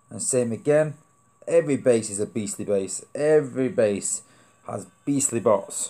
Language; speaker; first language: English; native; English